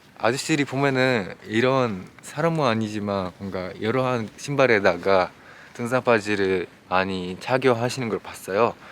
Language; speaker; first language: Korean; non-native, fluent; Japanese